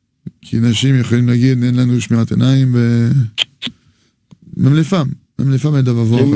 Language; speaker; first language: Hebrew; non-native, fluent; French